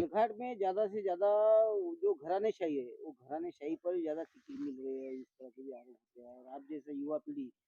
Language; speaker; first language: Hindi; non-native, local second language; Marathi